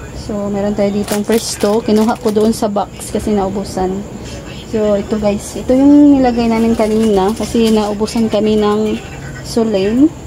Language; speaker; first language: Filipino; non-native, local second language; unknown